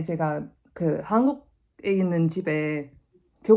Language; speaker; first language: Korean; non-native, fluent; English